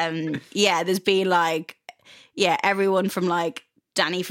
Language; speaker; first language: English; native; English